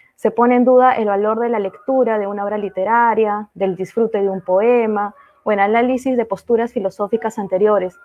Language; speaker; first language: Spanish; native; Spanish